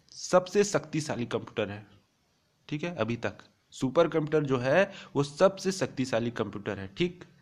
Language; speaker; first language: Hindi; native; Hindi